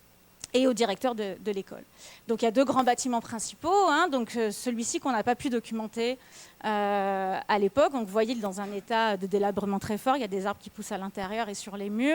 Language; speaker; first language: French; native; French